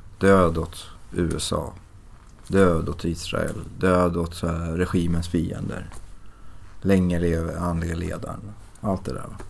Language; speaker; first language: Swedish; early bilingual, other home language; Persian